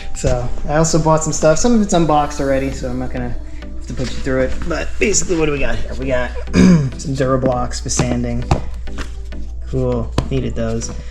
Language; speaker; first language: English; native; English